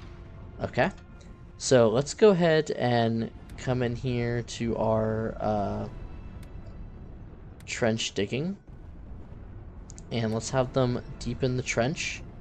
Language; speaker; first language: English; native; English